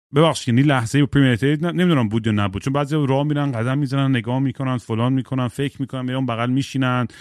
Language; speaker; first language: Persian; native; Persian